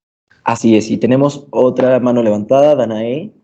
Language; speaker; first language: Spanish; native; Spanish